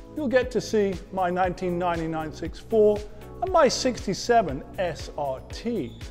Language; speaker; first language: English; native; English